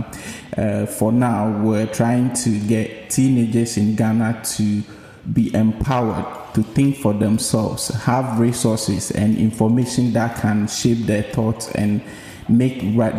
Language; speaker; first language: English; non-native, local second language; Akan